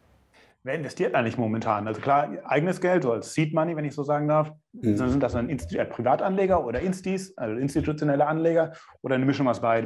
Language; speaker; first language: German; native; German